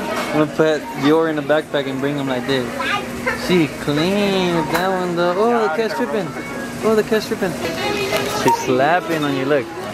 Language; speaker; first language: English; early bilingual, other home language; Spanish